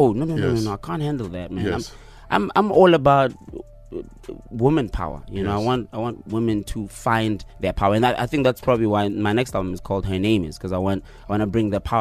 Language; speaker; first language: English; non-native, local second language; Tswana